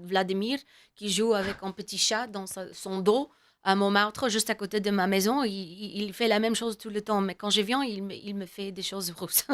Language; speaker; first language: French; non-native, learner; English